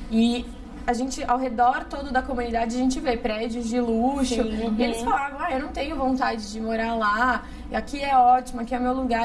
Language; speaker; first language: Portuguese; native; Portuguese